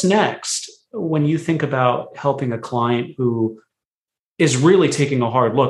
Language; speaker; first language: English; native; English